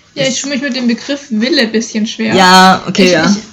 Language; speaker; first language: German; native; German